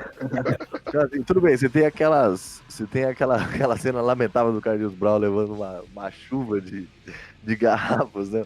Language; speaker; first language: Portuguese; native; Portuguese